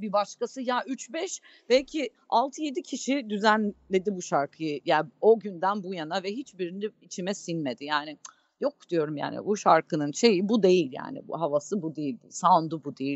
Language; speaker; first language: Turkish; non-native, fluent; English